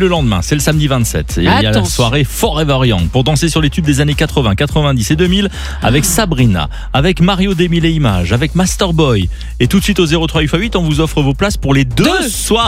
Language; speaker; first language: French; native; French